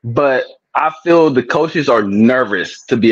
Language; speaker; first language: English; native; English